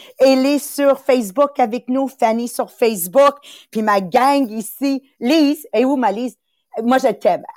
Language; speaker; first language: French; early bilingual, other home language; Italian